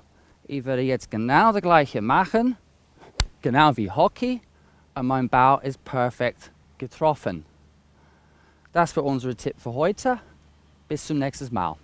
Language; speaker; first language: German; non-native, fluent; English